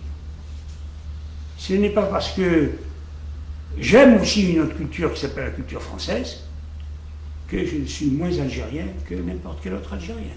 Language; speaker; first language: French; native; French